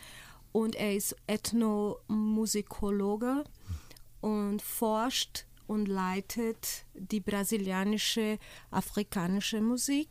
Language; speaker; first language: German; non-native, fluent; Portuguese